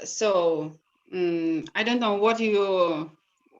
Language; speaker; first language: English; non-native, learner; Russian